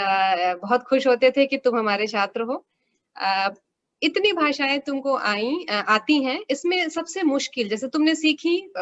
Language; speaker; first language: Hindi; native; Hindi